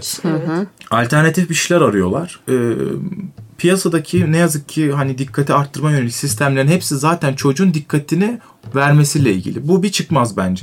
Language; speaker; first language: Turkish; native; Turkish